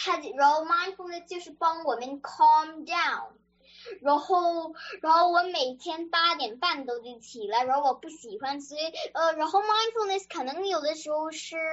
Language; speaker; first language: Chinese; early bilingual, other home language; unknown